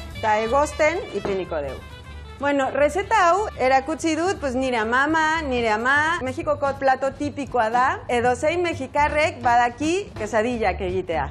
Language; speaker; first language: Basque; non-native, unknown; Spanish